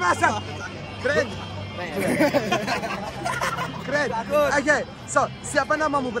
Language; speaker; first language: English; non-native, fluent; Persian